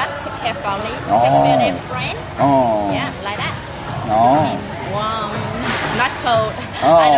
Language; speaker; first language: English; non-native, learner; Vietnamese